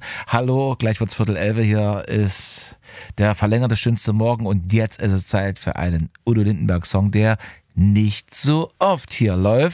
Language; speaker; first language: German; native; German